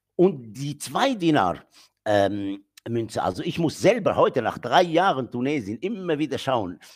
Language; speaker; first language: German; non-native, fluent; Arabic